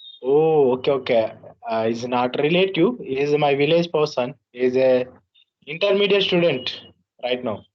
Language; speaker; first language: English; non-native, learner; Telugu